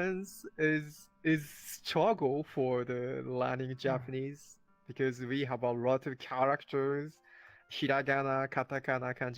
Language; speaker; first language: English; non-native, learner; Japanese